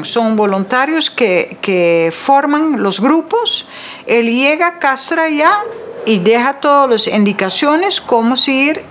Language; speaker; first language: Spanish; non-native, fluent; Dutch